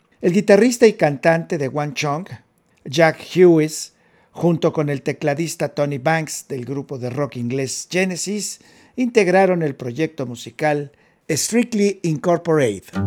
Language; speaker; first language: Spanish; native; Spanish